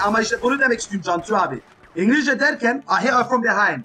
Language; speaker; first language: Turkish; early bilingual, heritage; Turkish